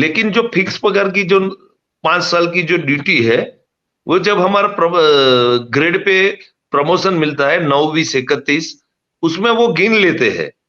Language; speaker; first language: Hindi; non-native, local second language; Gujarati